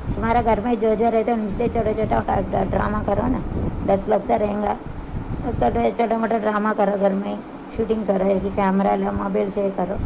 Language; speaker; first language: Hindi; non-native, local second language; Tamil